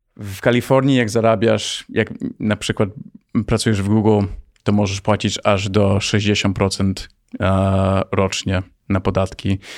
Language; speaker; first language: Polish; early bilingual, heritage; Polish